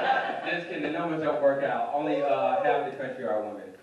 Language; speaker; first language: English; native; English